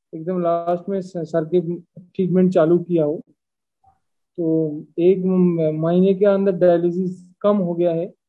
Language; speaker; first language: Hindi; non-native, local second language; Bangla